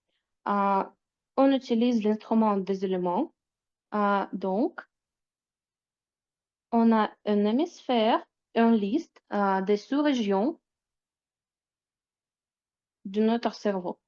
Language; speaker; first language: French; non-native, fluent; Russian